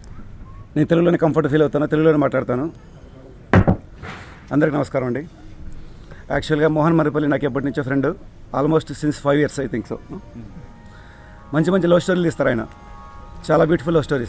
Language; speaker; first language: Telugu; native; Telugu